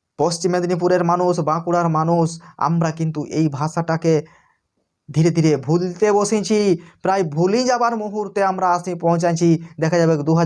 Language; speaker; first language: Bangla; non-native, local second language; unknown